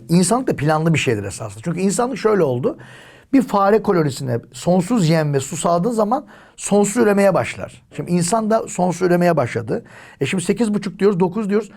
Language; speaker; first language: Turkish; native; Turkish